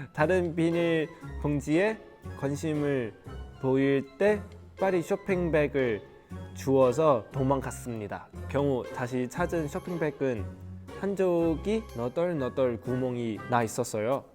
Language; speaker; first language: Korean; non-native, fluent; Cantonese